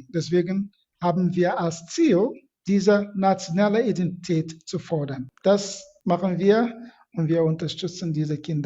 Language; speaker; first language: German; non-native, fluent; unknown